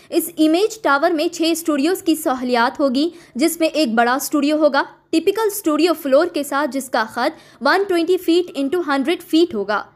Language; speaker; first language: Urdu; native; Urdu